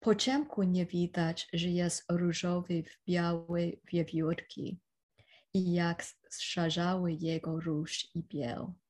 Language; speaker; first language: Polish; non-native, fluent; English